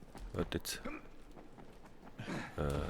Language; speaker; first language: German; native; German